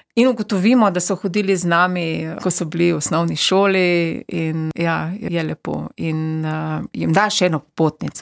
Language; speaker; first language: Slovenian; native; Slovenian